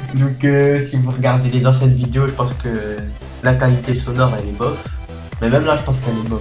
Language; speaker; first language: French; native; French